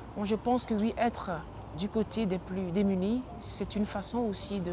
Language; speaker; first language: French; non-native, local second language; Ewe